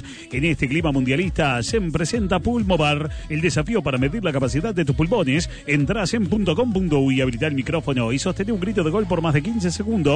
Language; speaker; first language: Spanish; native; Spanish